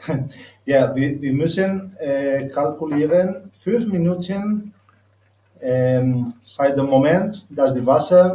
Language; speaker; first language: German; non-native, learner; Spanish